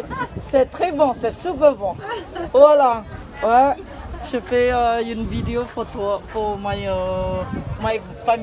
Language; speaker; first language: French; non-native, learner; Malay